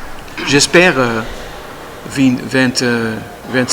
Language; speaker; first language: French; non-native, learner; Dutch